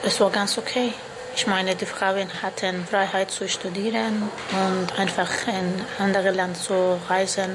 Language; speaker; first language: German; non-native, learner; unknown